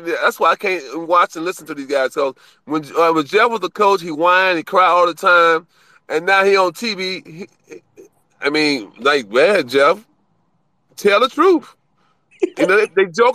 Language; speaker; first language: English; native; English